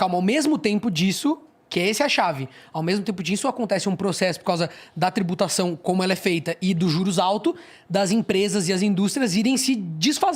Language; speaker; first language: Portuguese; native; Portuguese